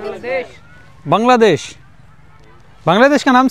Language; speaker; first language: Hindi; non-native, learner; Bangla